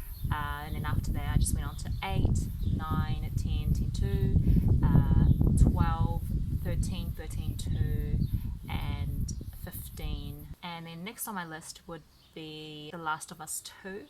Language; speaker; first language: English; early bilingual, other home language; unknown